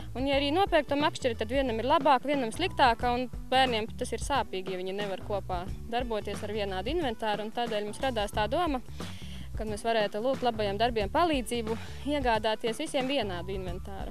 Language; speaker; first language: Latvian; native; Latvian